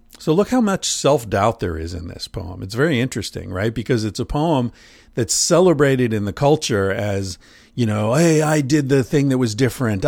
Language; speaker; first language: English; native; English